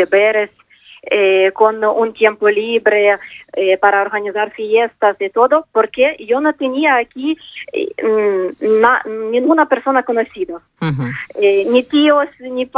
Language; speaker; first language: Spanish; non-native, learner; Ukrainian